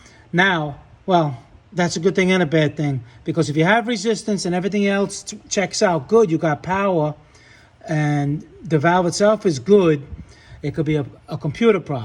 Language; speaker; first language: English; native; English